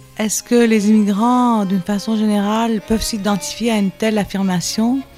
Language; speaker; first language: French; non-native, local second language; Arabic